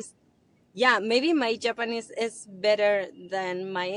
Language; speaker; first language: English; non-native, learner; Spanish